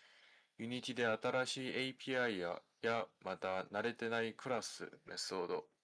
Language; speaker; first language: Japanese; non-native, fluent; Korean